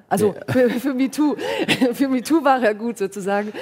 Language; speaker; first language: German; native; German